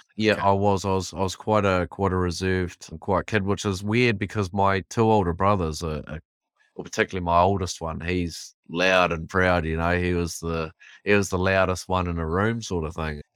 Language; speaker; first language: English; native; English